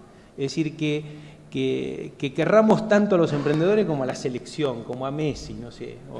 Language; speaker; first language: Spanish; native; Spanish